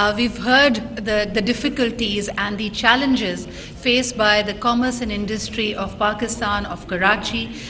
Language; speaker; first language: English; non-native, local second language; Urdu